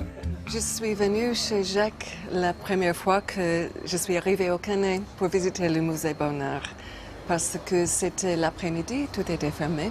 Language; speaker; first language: French; non-native, fluent; English